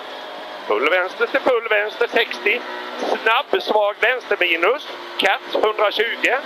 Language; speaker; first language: Swedish; native; Swedish